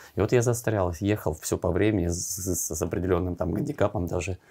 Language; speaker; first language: Russian; native; Russian